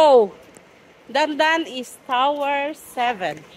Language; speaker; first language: English; non-native, local second language; Cebuano